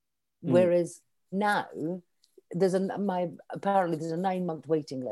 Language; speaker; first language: English; native; English